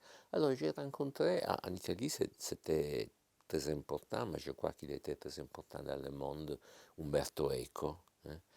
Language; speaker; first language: French; non-native, fluent; Italian